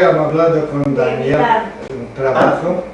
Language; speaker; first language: Spanish; non-native, learner; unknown